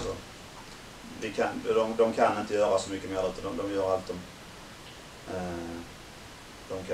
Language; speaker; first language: Swedish; native; Swedish